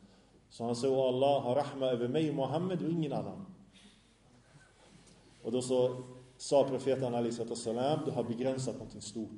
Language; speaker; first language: Swedish; early bilingual, other home language; Arabic